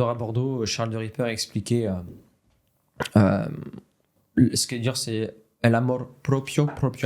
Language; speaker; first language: French; native; French